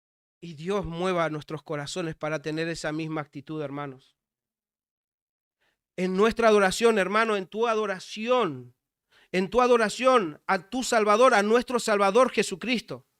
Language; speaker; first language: Spanish; native; Spanish